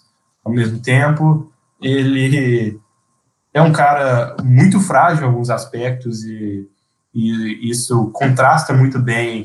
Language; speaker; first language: Portuguese; native; Portuguese